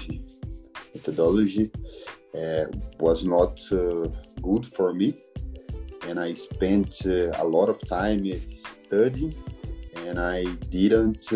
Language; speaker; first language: English; non-native, learner; Portuguese